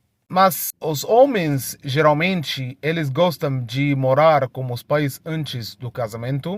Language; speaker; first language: Portuguese; non-native, fluent; Arabic